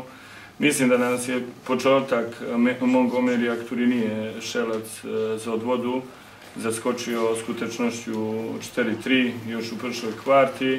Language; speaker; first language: Polish; non-native, learner; Serbian